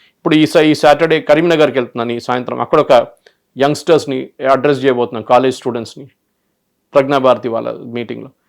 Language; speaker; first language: Telugu; non-native, local second language; Malayalam